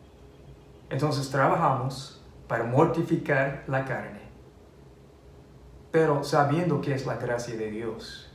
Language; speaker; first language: Spanish; non-native, fluent; English